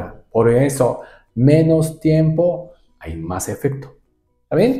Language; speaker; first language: Spanish; non-native, learner; Japanese